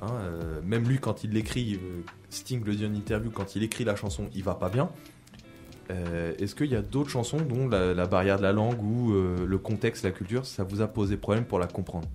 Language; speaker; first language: French; native; French